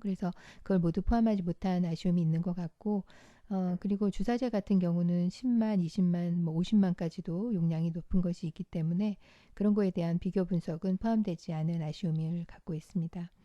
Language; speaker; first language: Korean; native; Korean